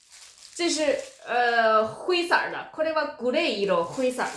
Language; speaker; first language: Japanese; non-native, fluent; Chinese